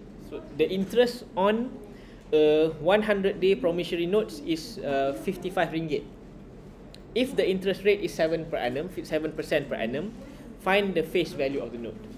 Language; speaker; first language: English; non-native, local second language; Malay